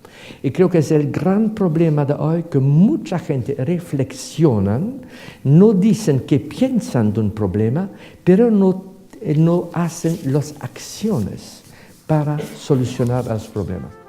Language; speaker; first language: Spanish; non-native, fluent; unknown